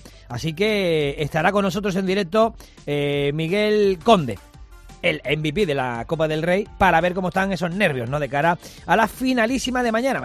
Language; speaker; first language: Spanish; native; Spanish